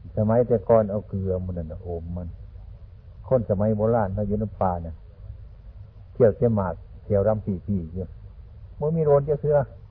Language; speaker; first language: Thai; non-native, local second language; Northeastern Thai